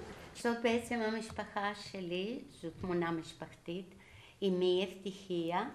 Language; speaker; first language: Hebrew; non-native, fluent; Greek